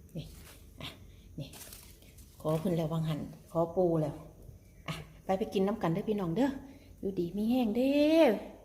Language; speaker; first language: Thai; native; Thai